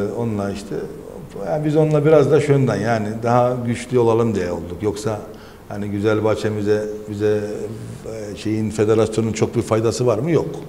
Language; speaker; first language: Turkish; native; Turkish